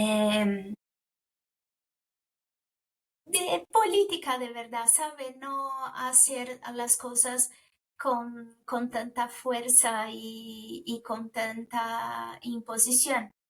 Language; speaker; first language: Spanish; non-native, fluent; Portuguese